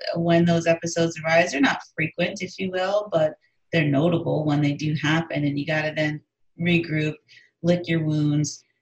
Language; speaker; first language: English; native; English